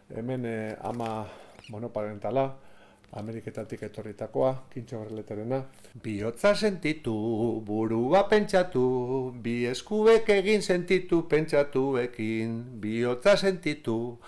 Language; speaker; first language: Basque; non-native, local second language; Spanish